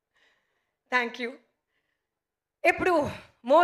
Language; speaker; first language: Telugu; non-native, learner; Hindi